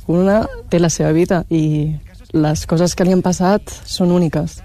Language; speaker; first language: Catalan; early bilingual, other home language; Chinese